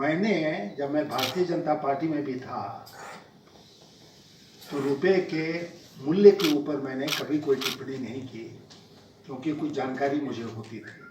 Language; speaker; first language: Hindi; native; Hindi